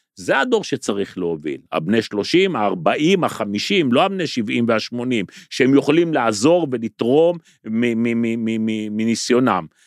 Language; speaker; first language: Hebrew; native; Hebrew